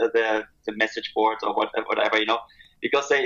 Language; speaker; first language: English; non-native, fluent; German